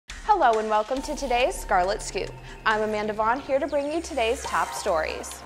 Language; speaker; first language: English; native; English